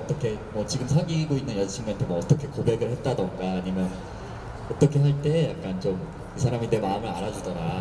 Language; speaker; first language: Korean; native; Korean